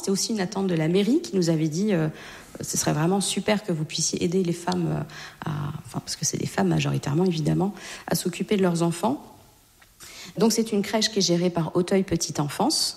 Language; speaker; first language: French; native; French